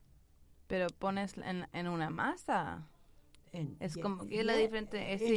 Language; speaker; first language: Spanish; early bilingual, heritage; English